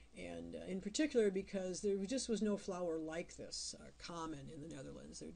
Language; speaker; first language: English; native; English